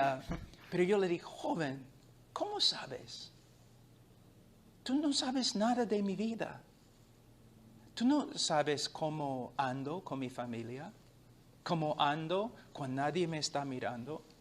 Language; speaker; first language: Spanish; non-native, fluent; English